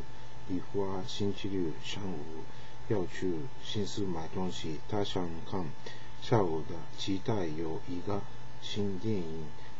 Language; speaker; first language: Chinese; non-native, learner; Japanese